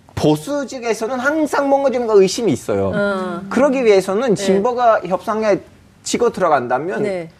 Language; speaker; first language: Korean; non-native, fluent; Turkish